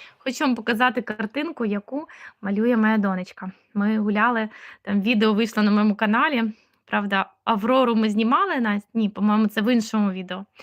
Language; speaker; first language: Ukrainian; native; Ukrainian